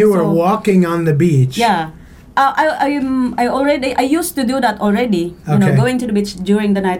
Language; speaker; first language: English; non-native, local second language; Cebuano